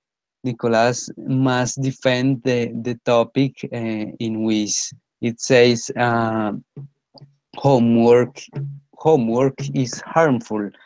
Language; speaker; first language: English; non-native, fluent; Spanish